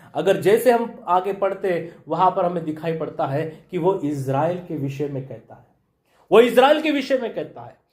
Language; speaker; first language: Hindi; non-native, local second language; Marathi